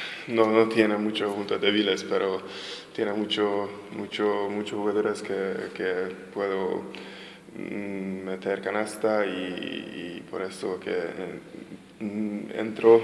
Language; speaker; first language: Spanish; non-native, learner; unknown